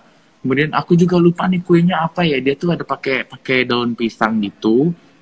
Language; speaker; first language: Indonesian; native; Indonesian